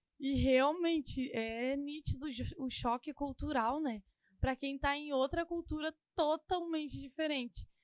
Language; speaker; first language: Portuguese; native; Portuguese